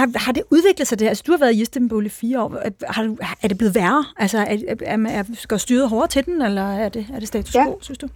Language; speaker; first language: Danish; native; Danish